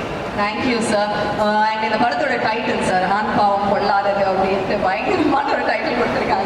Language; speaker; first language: Tamil; native; Tamil